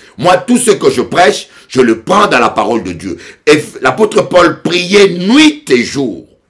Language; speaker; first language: French; non-native, local second language; Lingala